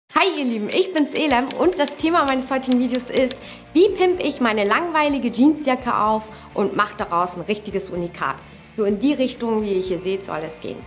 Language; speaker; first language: German; native; German